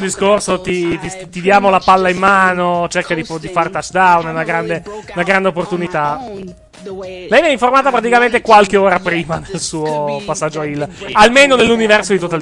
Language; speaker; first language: Italian; native; Italian